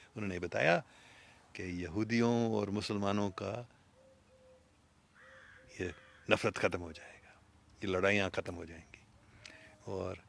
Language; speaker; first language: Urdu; non-native, fluent; English